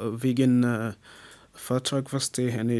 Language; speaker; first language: German; non-native, learner; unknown